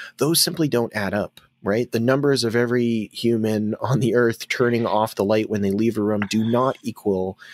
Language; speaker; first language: English; native; English